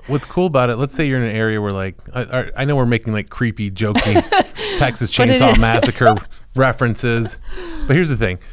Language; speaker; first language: English; native; English